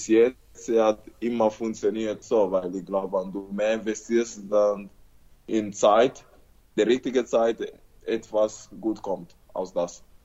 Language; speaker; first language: German; non-native, learner; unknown